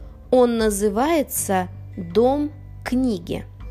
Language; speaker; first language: Russian; native; Russian